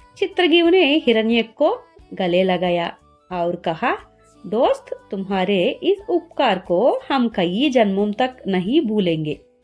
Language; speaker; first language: Hindi; non-native, learner; Telugu